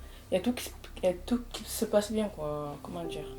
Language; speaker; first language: French; early bilingual, other home language; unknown